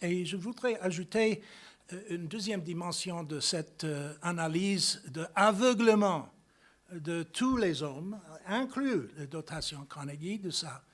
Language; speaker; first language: French; non-native, fluent; English